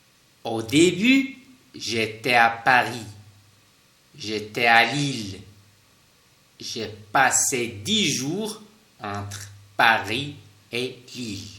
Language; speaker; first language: French; non-native, fluent; Spanish